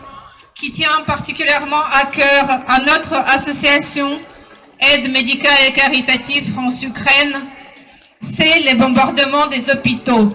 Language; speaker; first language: French; non-native, fluent; Ukrainian